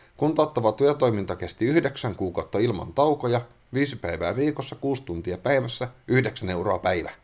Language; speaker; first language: Finnish; native; Finnish